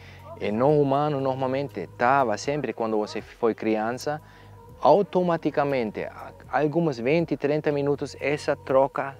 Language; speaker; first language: Portuguese; non-native, learner; German